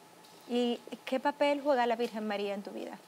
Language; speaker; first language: Spanish; native; Spanish